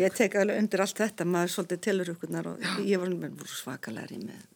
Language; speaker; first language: Icelandic; native; Icelandic